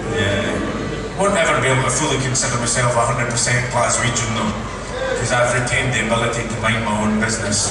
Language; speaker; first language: English; native; English